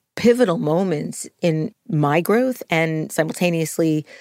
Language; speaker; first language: English; native; English